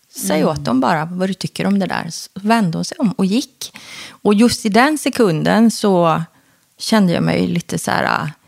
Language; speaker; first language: Swedish; native; Swedish